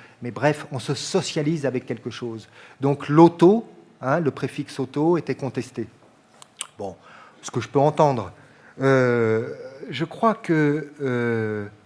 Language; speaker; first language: French; native; French